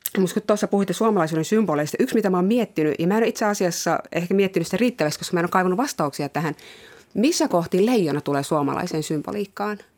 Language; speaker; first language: Finnish; early bilingual, other home language; Somali